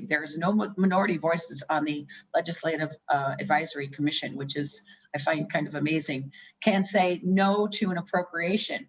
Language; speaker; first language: English; native; English